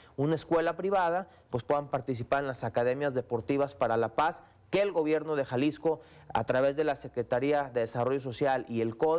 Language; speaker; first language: Spanish; native; Spanish